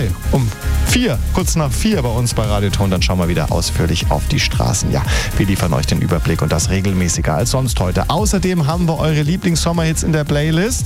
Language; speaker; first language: German; native; German